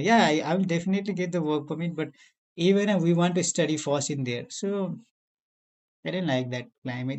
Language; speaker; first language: English; non-native, learner; Nepali